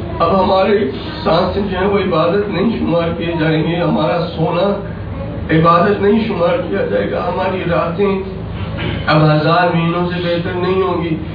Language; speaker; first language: Urdu; native; Urdu